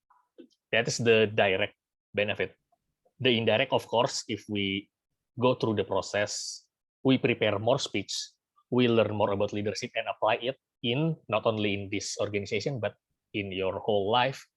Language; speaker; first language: English; non-native, fluent; Indonesian